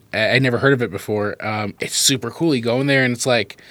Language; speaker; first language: English; native; English